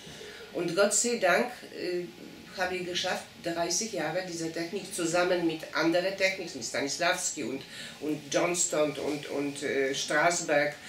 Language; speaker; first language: German; non-native, fluent; Polish